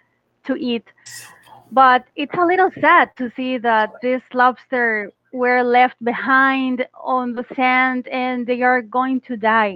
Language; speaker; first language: English; non-native, fluent; Spanish